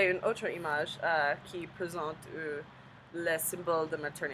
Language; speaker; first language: French; non-native, learner; English